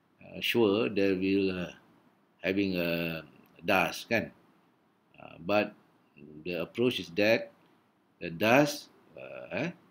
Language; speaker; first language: English; non-native, local second language; Malay